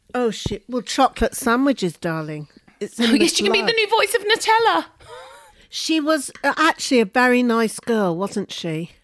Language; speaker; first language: English; early bilingual, other home language; Albanian